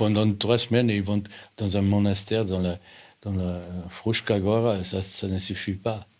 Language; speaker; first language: French; non-native, fluent; German